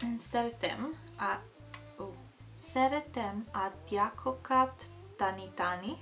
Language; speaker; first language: Hungarian; non-native, learner; Italian